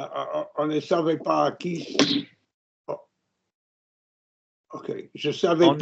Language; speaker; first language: French; non-native, learner; English